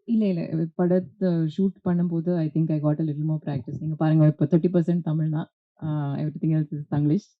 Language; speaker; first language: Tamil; non-native, learner; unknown